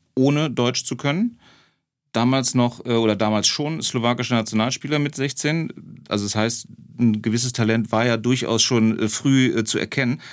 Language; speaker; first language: German; native; German